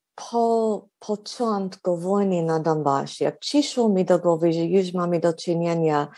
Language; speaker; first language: Polish; non-native, fluent; English